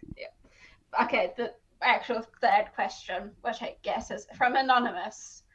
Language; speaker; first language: English; native; English